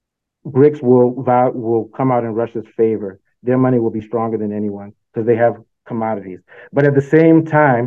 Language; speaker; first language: English; non-native, local second language; Yoruba